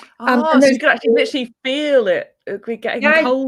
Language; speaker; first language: English; native; English